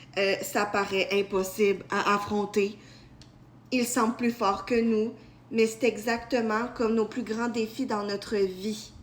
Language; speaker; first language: French; native; French